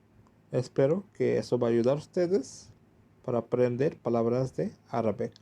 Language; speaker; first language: Spanish; non-native, learner; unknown